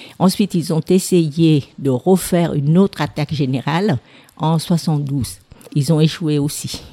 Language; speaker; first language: French; non-native, fluent; Vietnamese